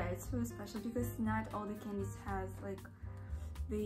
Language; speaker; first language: English; non-native, learner; Russian